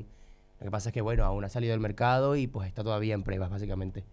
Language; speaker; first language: Spanish; native; Spanish